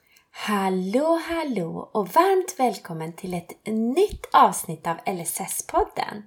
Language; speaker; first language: Swedish; native; Swedish